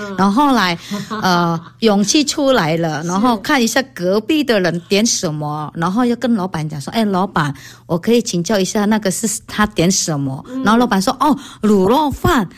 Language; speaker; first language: Chinese; non-native, fluent; Indonesian